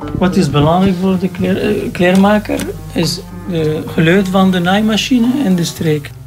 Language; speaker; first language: Dutch; non-native, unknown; Arabic